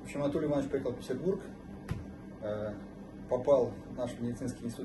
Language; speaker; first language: Russian; native; Russian